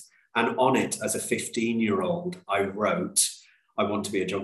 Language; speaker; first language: English; native; English